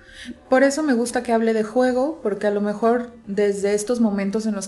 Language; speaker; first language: Spanish; native; Spanish